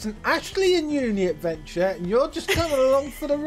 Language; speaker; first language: English; native; English